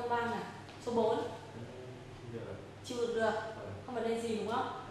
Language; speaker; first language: Vietnamese; native; Vietnamese